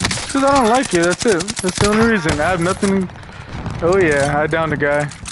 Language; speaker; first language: English; early bilingual, other home language; Spanish